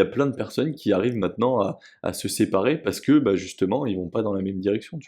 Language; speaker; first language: French; native; French